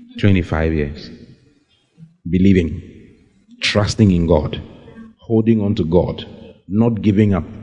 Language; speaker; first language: English; non-native, local second language; Akan